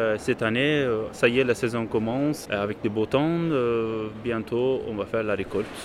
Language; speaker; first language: French; non-native, fluent; Turkish